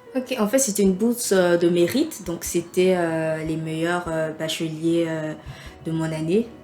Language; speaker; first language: French; native; French